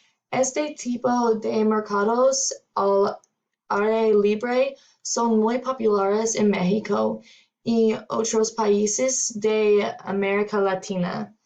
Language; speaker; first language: Spanish; non-native, learner; English